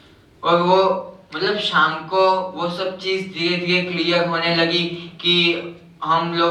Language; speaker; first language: Hindi; native; Hindi